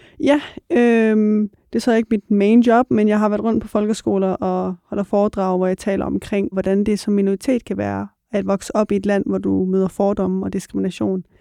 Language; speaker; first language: Danish; early bilingual, other home language; Persian